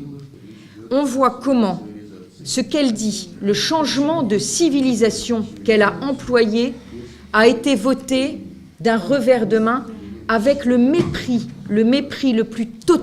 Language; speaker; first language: French; native; French